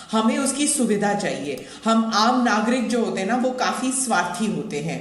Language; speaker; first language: Hindi; native; Hindi